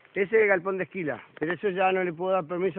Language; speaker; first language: Spanish; native; Spanish